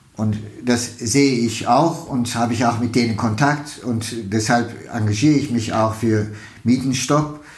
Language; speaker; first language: German; non-native, fluent; Turkish